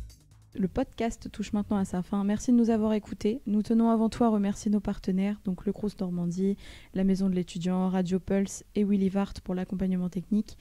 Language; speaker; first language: French; native; French